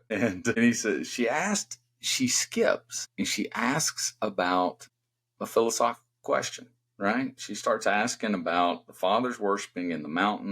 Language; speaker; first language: English; native; English